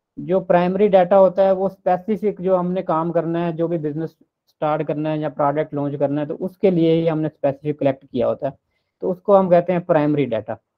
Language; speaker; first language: Urdu; non-native, local second language; Punjabi